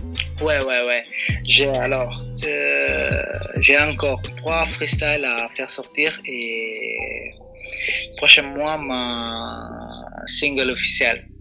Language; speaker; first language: French; non-native, fluent; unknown